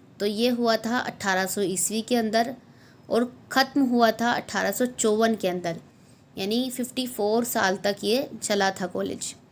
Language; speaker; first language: Urdu; native; Urdu